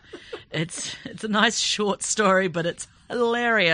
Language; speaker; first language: English; native; English